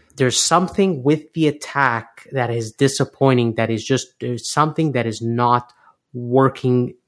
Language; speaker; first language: English; native; English